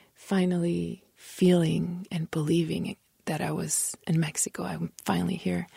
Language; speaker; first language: English; non-native, fluent; Spanish